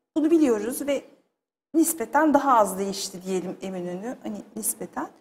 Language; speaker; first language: Turkish; native; Turkish